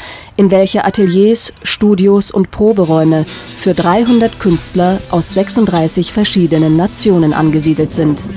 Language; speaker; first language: German; native; German